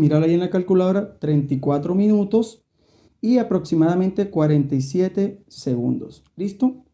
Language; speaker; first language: Spanish; native; Spanish